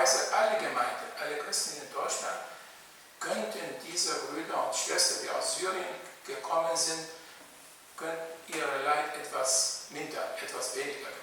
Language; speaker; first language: German; non-native, fluent; Arabic